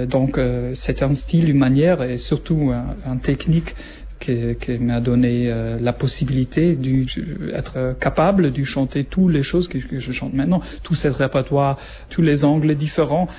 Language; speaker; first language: French; non-native, learner; German